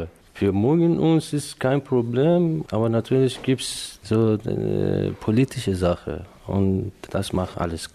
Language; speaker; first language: German; non-native, learner; Persian